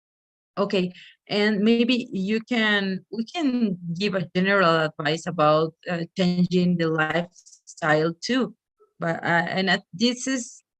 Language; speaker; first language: English; non-native, fluent; Spanish